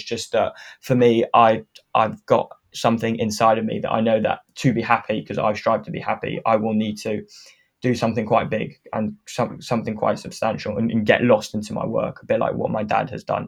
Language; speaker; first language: English; non-native, fluent; French